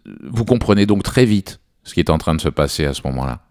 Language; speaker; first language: French; native; French